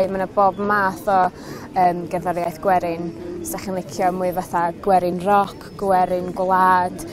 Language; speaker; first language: Welsh; native; Welsh